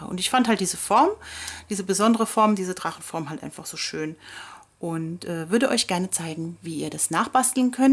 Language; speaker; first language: German; native; German